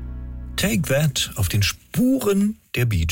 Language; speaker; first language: German; native; German